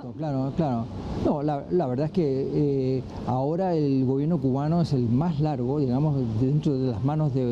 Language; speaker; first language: Spanish; native; Spanish